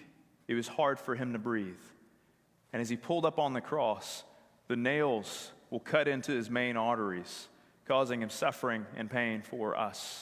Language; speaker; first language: English; native; English